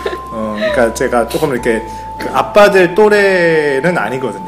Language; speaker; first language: Korean; non-native, fluent; Japanese